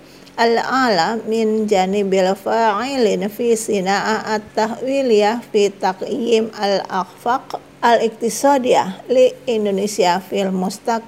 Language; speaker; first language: Arabic; non-native, fluent; Indonesian